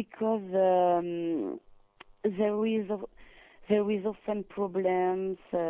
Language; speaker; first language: English; non-native, learner; French